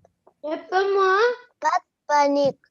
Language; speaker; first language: French; non-native, learner; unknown